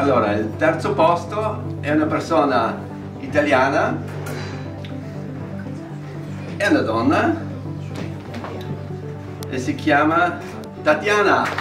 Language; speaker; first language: Italian; non-native, local second language; German